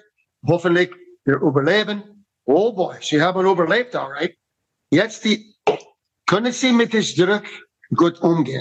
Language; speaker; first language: German; non-native, fluent; English